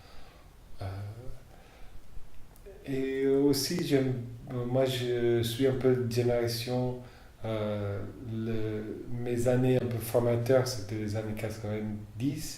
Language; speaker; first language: French; non-native, fluent; English